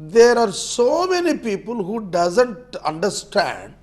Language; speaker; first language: English; non-native, local second language; Telugu